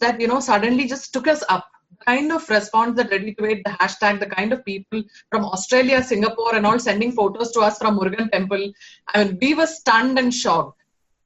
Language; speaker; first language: English; non-native, local second language; Malayalam